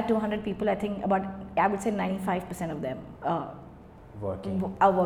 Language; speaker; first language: English; non-native, local second language; Hindi